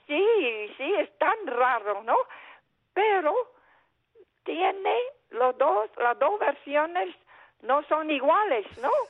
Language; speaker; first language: Spanish; non-native, fluent; Chinese